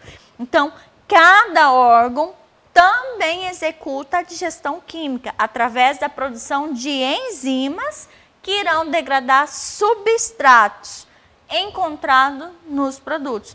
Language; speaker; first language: Portuguese; native; Portuguese